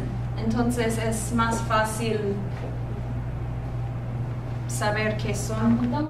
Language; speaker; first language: Spanish; non-native, fluent; English